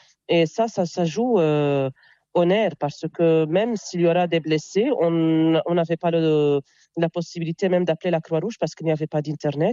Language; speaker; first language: French; non-native, local second language; Arabic